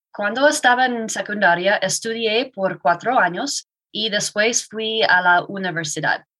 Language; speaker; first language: Spanish; non-native, learner; English